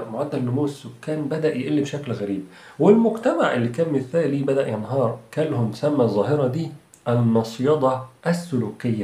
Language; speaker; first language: Arabic; native; Arabic